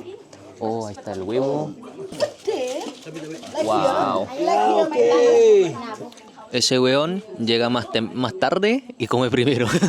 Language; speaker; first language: Spanish; non-native, fluent; Indonesian